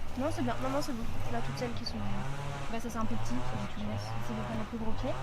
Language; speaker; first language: French; native; French